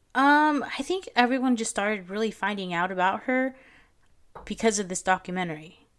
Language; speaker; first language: English; non-native, local second language; Filipino